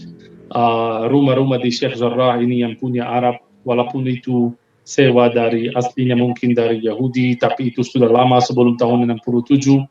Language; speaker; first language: Indonesian; non-native, fluent; Hebrew